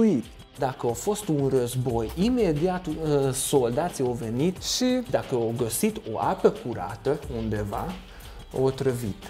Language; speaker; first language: Romanian; non-native, local second language; Hungarian